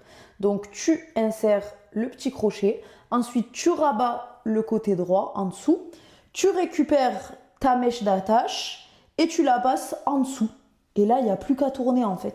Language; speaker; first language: French; native; French